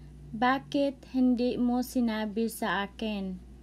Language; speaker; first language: Filipino; non-native, local second language; Cebuano